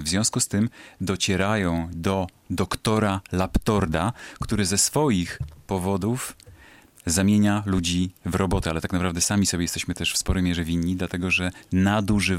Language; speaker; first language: Polish; native; Polish